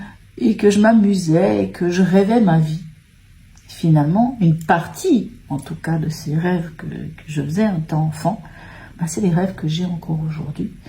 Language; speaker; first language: French; native; French